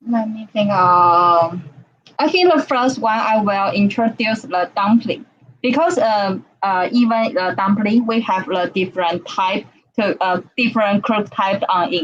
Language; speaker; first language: English; non-native, learner; Chinese